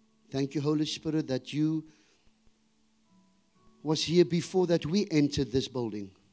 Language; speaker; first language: English; non-native, local second language; Afrikaans